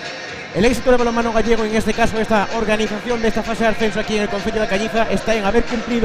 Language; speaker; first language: Spanish; native; Spanish